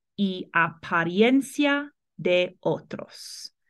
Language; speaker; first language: Spanish; non-native, fluent; English